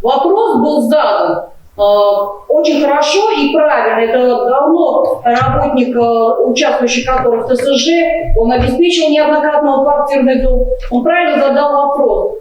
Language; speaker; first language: Russian; native; Russian